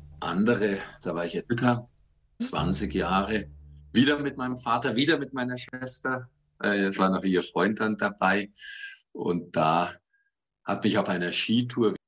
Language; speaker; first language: German; native; German